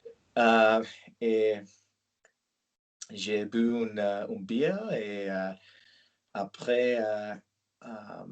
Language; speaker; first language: French; non-native, learner; English